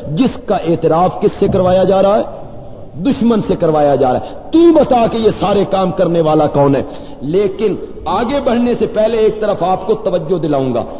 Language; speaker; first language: Urdu; non-native, local second language; Punjabi